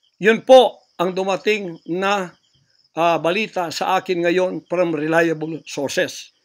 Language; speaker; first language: Filipino; native; Filipino